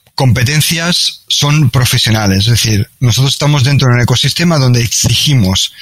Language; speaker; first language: Spanish; native; Spanish